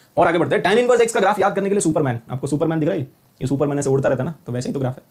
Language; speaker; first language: Hindi; native; Hindi